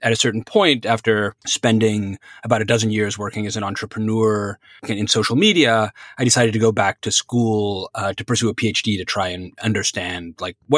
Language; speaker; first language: English; native; English